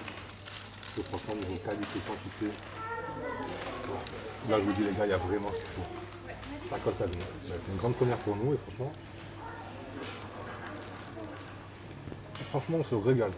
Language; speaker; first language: French; native; French